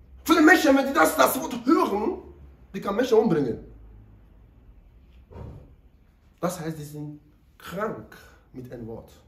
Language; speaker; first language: German; non-native, learner; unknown